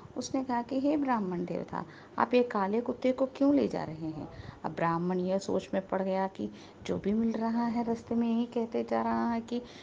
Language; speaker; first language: Hindi; non-native, local second language; Telugu